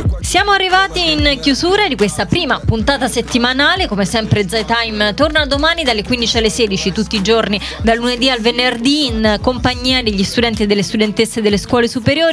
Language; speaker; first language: Italian; native; Italian